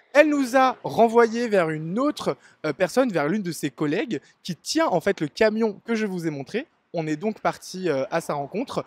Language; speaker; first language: French; native; French